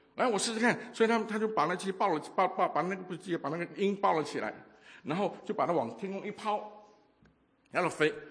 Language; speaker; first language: Chinese; non-native, local second language; Cantonese